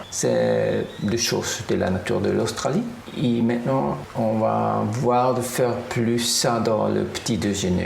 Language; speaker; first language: French; non-native, fluent; German